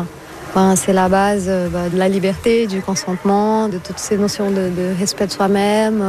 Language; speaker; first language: French; non-native, fluent; Portuguese